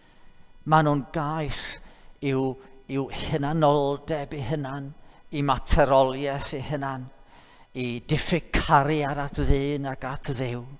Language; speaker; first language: Welsh; native; Welsh